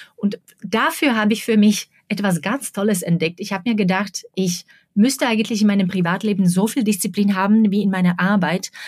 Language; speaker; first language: German; non-native, fluent; Slovak